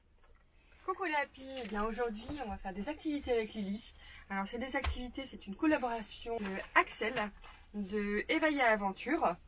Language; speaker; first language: French; native; French